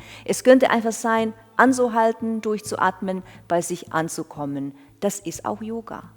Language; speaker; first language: German; non-native, fluent; Finnish